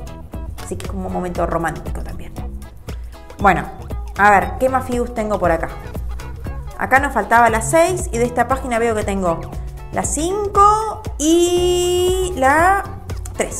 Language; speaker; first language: Spanish; native; Spanish